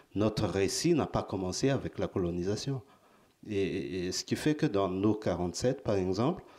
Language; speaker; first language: French; non-native, local second language; Malagasy